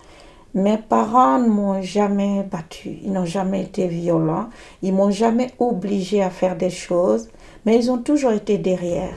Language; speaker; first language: French; native; French